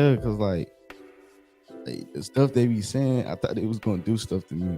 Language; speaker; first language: English; native; English